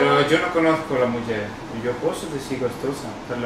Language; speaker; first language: Portuguese; non-native, learner; Spanish